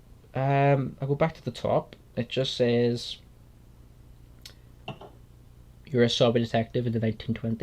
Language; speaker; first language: English; native; English